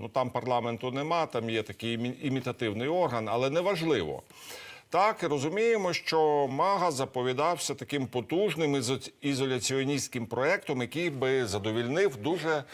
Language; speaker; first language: Ukrainian; native; Ukrainian